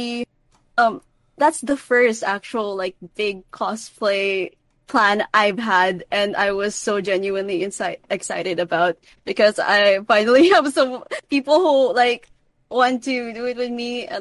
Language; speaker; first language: English; non-native, local second language; Filipino